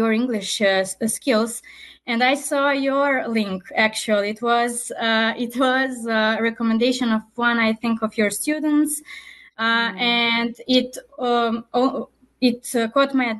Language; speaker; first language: English; non-native, fluent; Serbian